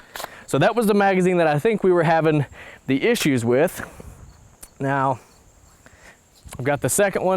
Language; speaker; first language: English; native; English